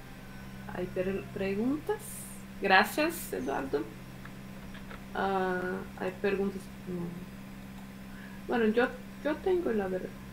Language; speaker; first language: Spanish; non-native, fluent; Portuguese